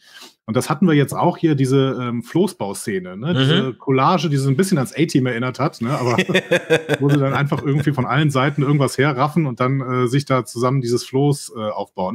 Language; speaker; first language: German; native; German